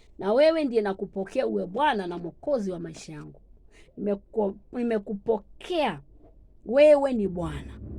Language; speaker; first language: Swahili; non-native, local second language; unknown